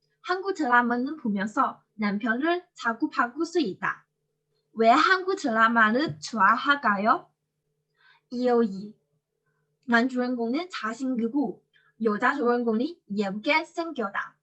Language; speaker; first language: Korean; non-native, learner; Chinese